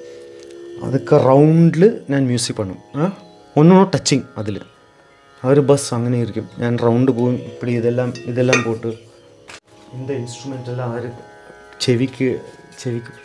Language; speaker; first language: Tamil; non-native, learner; Malayalam